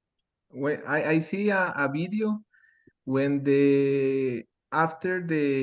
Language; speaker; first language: English; non-native, learner; Spanish